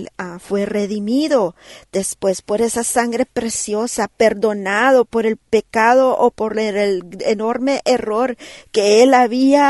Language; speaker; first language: Spanish; native; Spanish